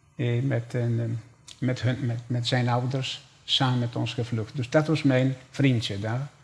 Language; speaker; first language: Dutch; non-native, fluent; Polish